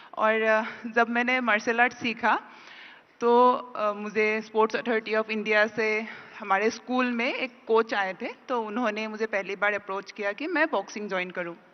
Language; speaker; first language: Hindi; non-native, local second language; Assamese